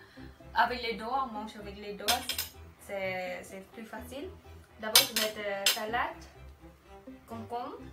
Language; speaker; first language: French; non-native, learner; Khmer